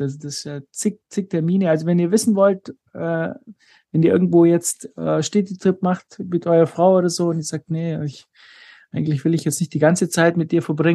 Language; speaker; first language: German; native; German